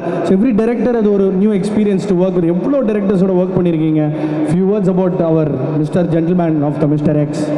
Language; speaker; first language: Tamil; native; Tamil